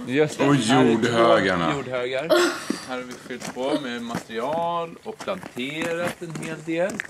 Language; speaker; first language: Swedish; native; Swedish